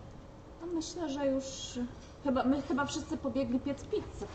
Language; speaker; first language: Polish; native; Polish